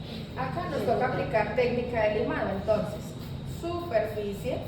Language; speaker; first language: Spanish; native; Spanish